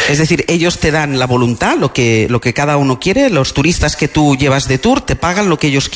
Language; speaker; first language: Spanish; native; Spanish